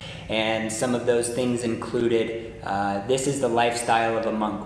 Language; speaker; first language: English; native; English